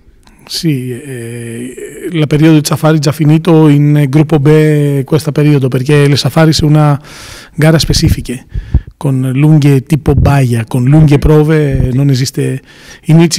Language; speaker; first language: Italian; non-native, learner; Greek